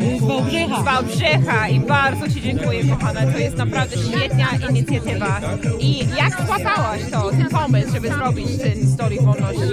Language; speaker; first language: Polish; non-native, learner; English